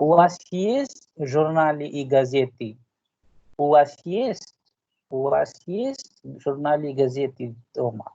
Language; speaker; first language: Russian; non-native, fluent; Hindi